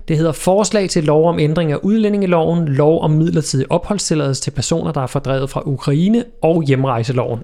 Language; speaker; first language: Danish; native; Danish